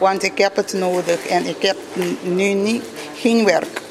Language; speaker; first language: Dutch; non-native, learner; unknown